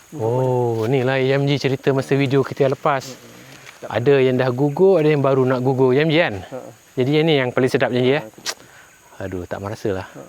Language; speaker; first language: Malay; non-native, local second language; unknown